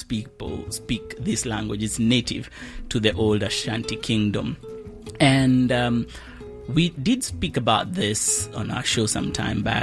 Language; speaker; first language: English; non-native, local second language; Kikuyu